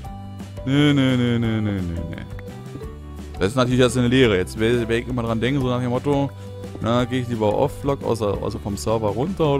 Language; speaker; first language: German; native; German